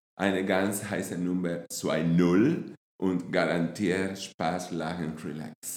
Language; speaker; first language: German; non-native, fluent; Spanish